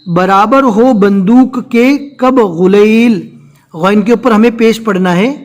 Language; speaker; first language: Urdu; non-native, local second language; Gujarati